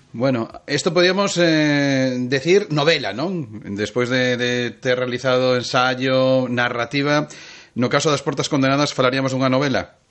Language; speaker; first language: Galician; native; Galician